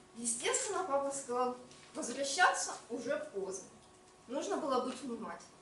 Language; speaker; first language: Russian; native; Russian